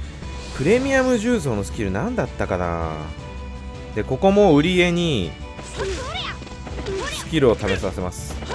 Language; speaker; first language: Japanese; native; Japanese